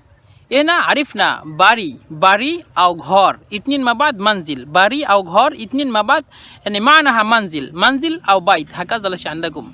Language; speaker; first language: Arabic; non-native, fluent; Bangla